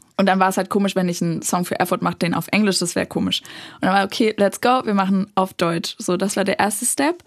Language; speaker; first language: German; native; German